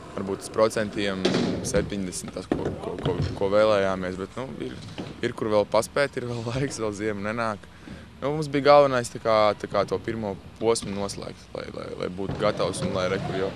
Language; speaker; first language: Latvian; native; Latvian